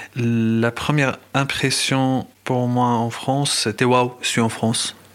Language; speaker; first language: French; non-native, fluent; Arabic